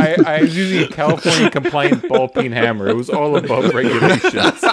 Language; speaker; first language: English; native; English